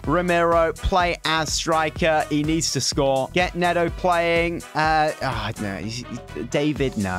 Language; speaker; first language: English; native; English